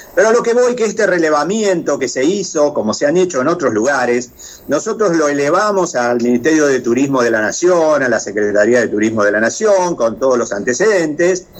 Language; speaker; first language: Spanish; native; Spanish